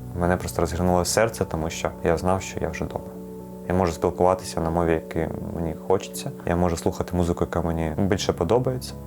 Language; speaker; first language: Ukrainian; native; Ukrainian